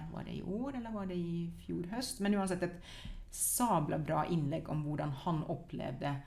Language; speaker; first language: Norwegian; non-native, fluent; Finnish